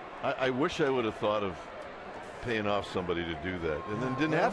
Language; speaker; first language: English; native; English